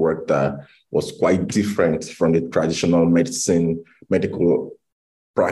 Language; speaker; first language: English; non-native, local second language; Igbo